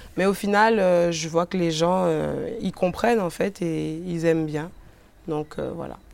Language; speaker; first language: French; native; French